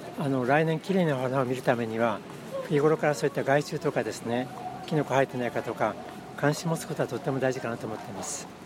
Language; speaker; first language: Japanese; native; Japanese